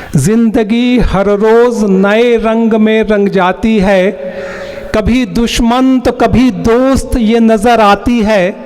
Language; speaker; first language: Hindi; native; Hindi